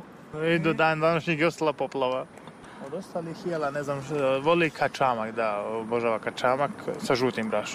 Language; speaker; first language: Serbian; native; Serbian